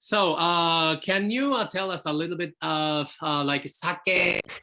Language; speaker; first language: English; non-native, fluent; Japanese